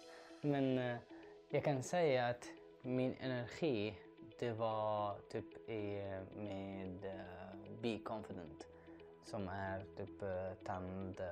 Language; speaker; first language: Swedish; non-native, learner; Arabic